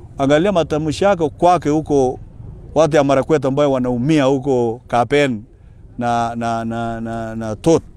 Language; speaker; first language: Swahili; non-native, local second language; Kalenjin